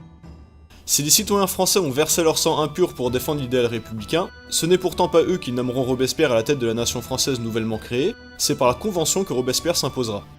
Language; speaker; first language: French; native; French